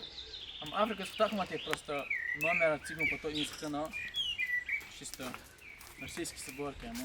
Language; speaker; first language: Russian; non-native, local second language; Lezghian